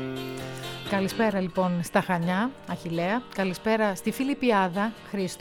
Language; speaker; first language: Greek; native; Greek